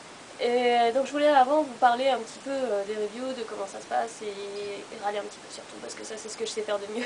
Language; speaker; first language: French; native; French